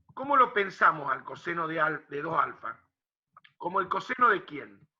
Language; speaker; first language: Spanish; native; Spanish